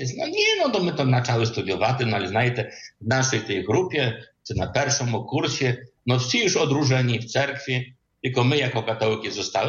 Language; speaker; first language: Polish; non-native, learner; Ukrainian